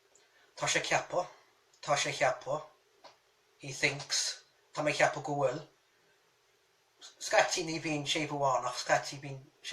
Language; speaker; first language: Irish; native; Irish